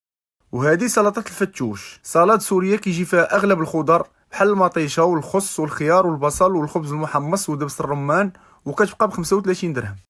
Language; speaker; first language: Arabic; native; Arabic